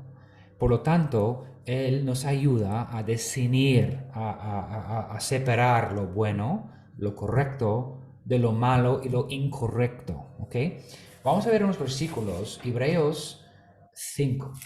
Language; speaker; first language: Spanish; non-native, fluent; English